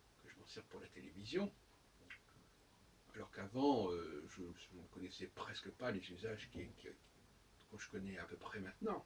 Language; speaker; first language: French; native; French